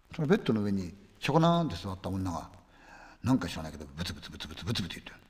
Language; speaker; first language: Japanese; native; Japanese